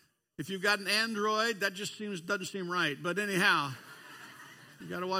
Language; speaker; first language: English; native; English